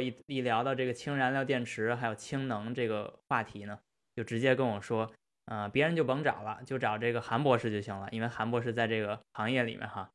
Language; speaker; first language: Chinese; native; Chinese